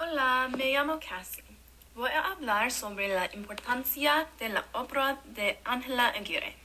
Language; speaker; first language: Spanish; non-native, learner; English